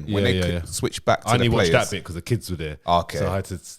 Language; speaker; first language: English; native; English